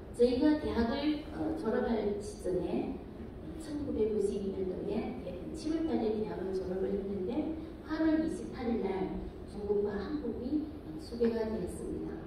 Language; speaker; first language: Korean; early bilingual, heritage; Korean